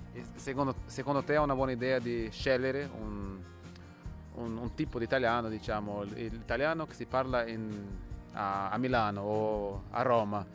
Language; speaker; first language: Italian; non-native, fluent; Portuguese